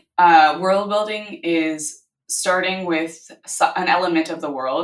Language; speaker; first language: English; native; English